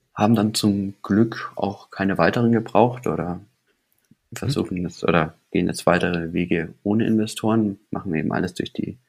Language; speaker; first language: German; native; German